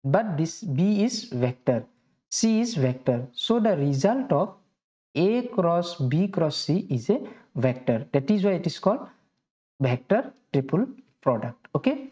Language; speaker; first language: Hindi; non-native, local second language; Assamese